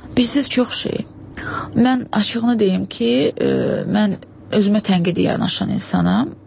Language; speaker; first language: Azerbaijani; native; Azerbaijani